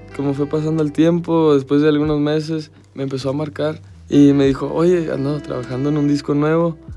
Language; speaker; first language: Spanish; early bilingual, heritage; Spanish